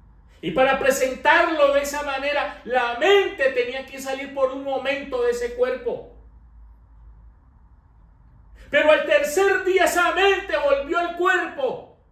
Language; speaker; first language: Spanish; native; Spanish